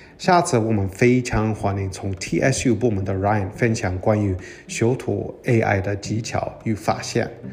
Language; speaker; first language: Chinese; native; Chinese